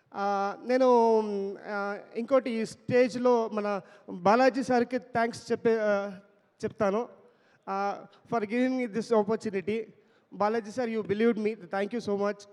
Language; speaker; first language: Telugu; non-native, learner; Kannada